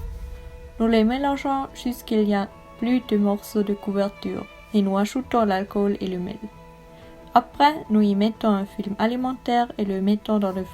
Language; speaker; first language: French; non-native, learner; Swiss German